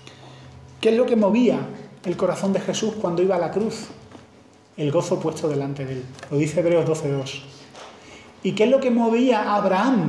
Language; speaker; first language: Spanish; native; Spanish